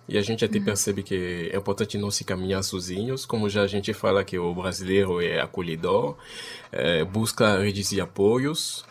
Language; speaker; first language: Portuguese; non-native, fluent; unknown